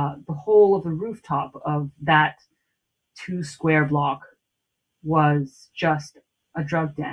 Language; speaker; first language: English; non-native, local second language; Cantonese